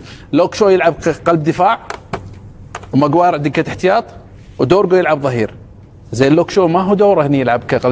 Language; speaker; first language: Arabic; native; Arabic